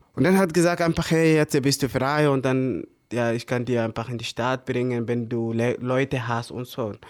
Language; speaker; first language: German; early bilingual, other home language; Arabic